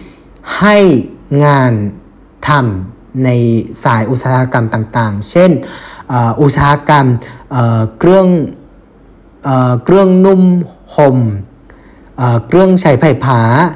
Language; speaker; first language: Thai; non-native, fluent; Vietnamese